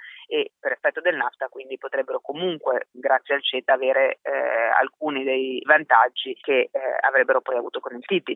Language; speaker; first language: Italian; native; Italian